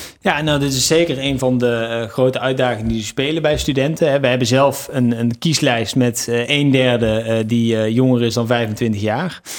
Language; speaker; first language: Dutch; native; Dutch